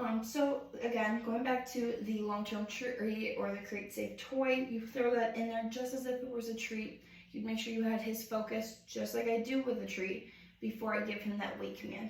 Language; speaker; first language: English; native; English